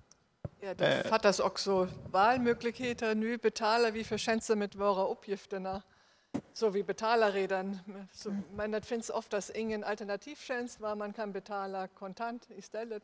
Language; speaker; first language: Swedish; non-native, fluent; German